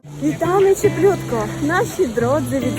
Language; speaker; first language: Polish; non-native, learner; Russian